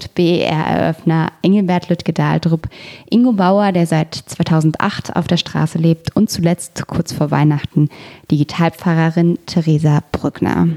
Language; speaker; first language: German; native; German